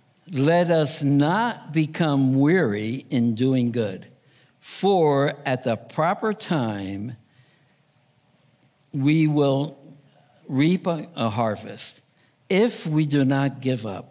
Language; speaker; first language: English; native; English